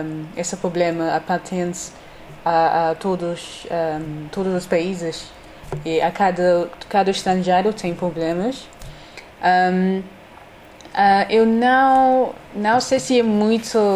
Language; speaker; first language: Portuguese; non-native, learner; English